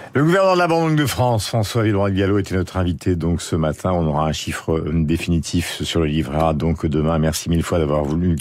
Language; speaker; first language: French; native; French